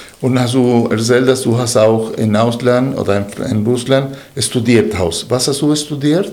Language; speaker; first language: German; non-native, fluent; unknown